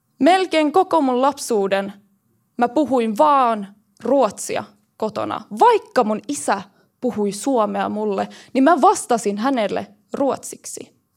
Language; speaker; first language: Finnish; early bilingual, heritage; Swedish